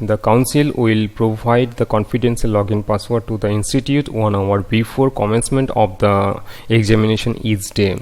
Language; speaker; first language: English; non-native, local second language; Bangla